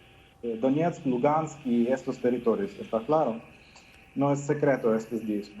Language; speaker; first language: Spanish; non-native, fluent; Ukrainian